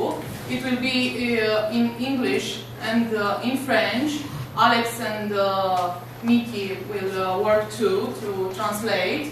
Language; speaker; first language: English; non-native, learner; Romanian